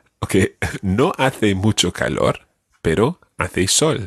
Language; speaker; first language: Spanish; non-native, fluent; English